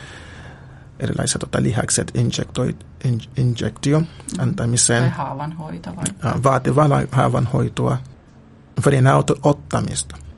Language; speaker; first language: Finnish; non-native, fluent; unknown